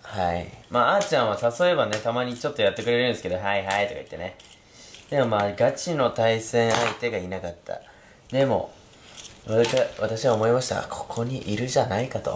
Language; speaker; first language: Japanese; native; Japanese